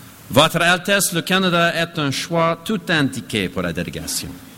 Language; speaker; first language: French; non-native, fluent; English